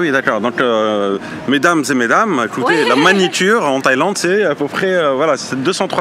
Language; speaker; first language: French; native; French